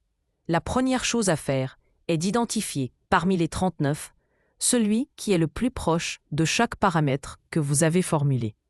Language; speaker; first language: French; native; French